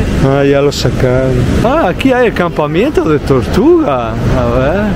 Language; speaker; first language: Spanish; non-native, fluent; Italian